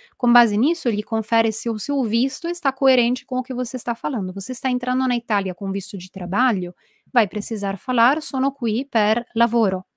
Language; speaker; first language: Portuguese; non-native, fluent; Italian